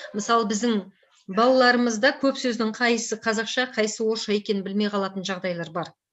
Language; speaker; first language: Kazakh; native; Kazakh